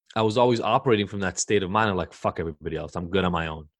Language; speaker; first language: English; early bilingual, other home language; Hebrew